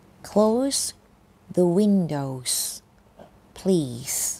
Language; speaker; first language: English; non-native, fluent; Thai